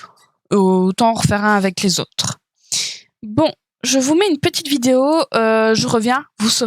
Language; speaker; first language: French; native; French